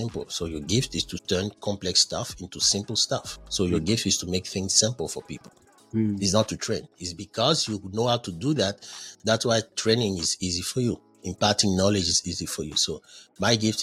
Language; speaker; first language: English; non-native, fluent; French